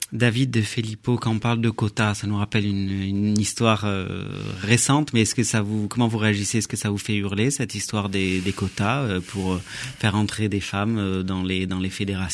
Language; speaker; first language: French; native; French